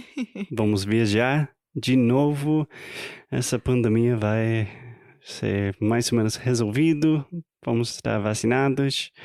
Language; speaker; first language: Portuguese; non-native, fluent; English